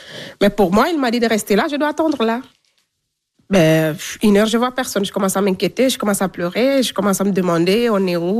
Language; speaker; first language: French; non-native, local second language; Fula